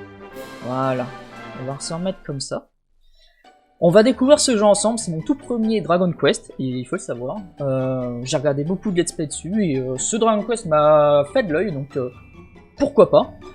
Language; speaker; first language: French; native; French